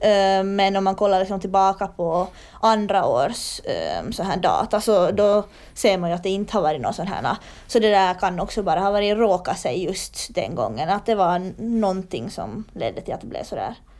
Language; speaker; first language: Swedish; native; Swedish